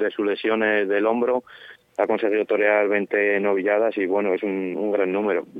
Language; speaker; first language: Spanish; native; Spanish